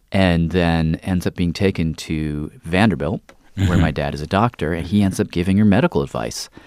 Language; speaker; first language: English; native; English